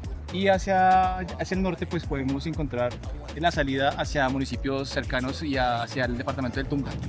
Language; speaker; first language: Spanish; native; Spanish